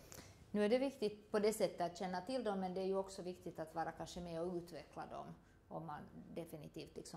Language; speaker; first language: Swedish; native; Swedish